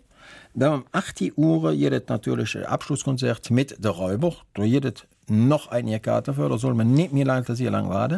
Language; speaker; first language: German; native; German